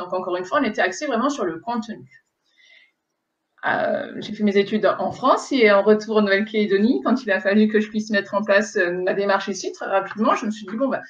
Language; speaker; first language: French; native; French